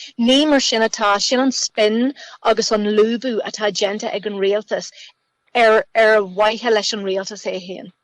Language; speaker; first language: Irish; native; Irish